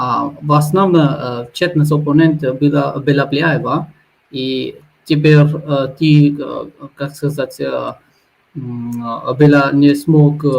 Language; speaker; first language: Russian; non-native, learner; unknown